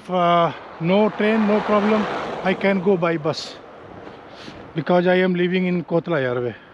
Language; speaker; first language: English; non-native, learner; Hindi